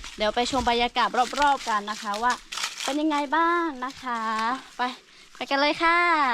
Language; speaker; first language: Thai; non-native, local second language; Lahu